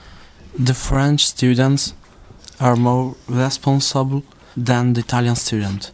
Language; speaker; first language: English; non-native, learner; Italian